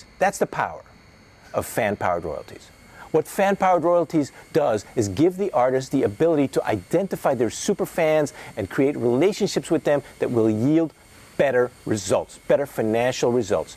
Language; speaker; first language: English; native; English